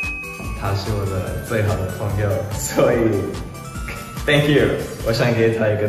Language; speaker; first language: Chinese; non-native, learner; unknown